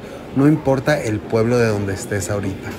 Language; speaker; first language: Spanish; native; Spanish